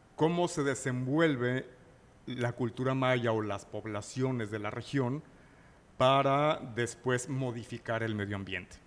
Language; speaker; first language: Spanish; native; Spanish